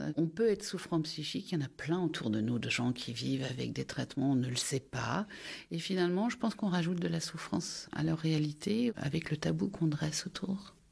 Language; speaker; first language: French; native; French